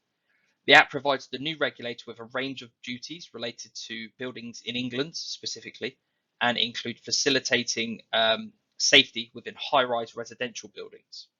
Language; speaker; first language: English; native; English